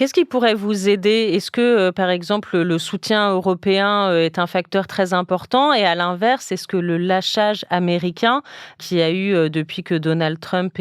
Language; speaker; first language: French; native; French